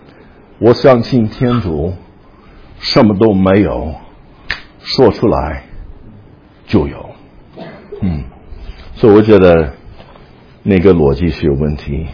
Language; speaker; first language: Chinese; non-native, fluent; English